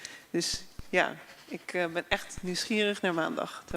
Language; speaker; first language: Dutch; native; Dutch